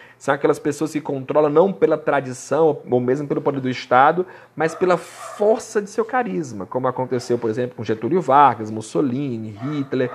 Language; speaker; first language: Portuguese; native; Portuguese